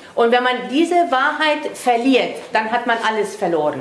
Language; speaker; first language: German; native; German